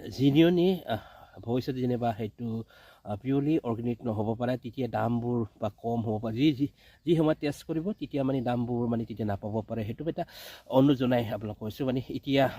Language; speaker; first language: Assamese; native; Assamese